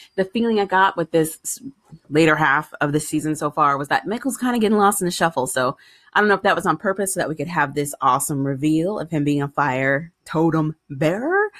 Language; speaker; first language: English; native; English